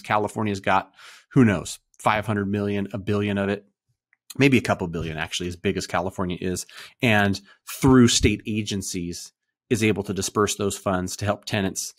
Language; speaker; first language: English; native; English